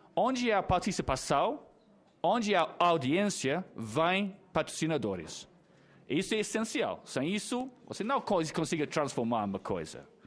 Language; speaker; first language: Portuguese; non-native, fluent; English